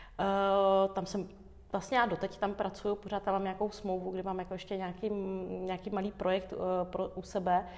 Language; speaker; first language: Czech; early bilingual, other home language; Armenian